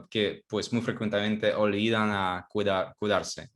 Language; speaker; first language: Spanish; non-native, fluent; Russian